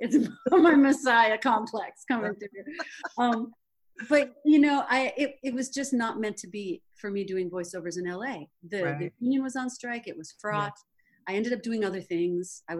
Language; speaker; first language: English; native; English